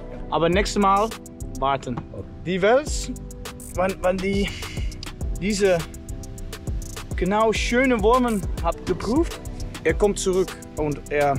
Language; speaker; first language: German; non-native, learner; Dutch